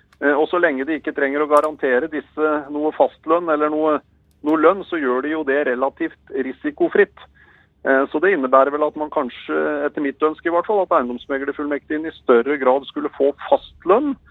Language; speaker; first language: Norwegian; native; Norwegian